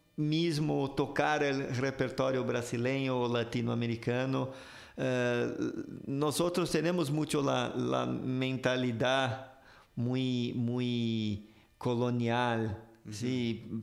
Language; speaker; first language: Spanish; non-native, fluent; Portuguese